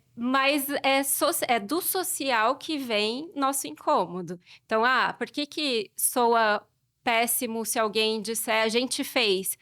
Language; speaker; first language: Portuguese; native; Portuguese